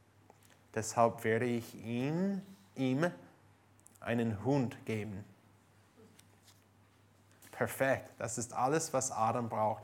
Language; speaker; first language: German; non-native, fluent; English